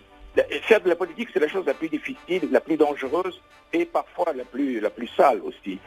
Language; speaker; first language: French; non-native, local second language; Arabic